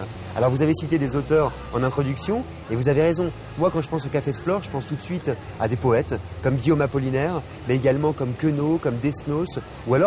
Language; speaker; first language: French; native; French